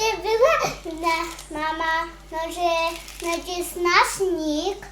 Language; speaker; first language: Polish; early bilingual, other home language; Russian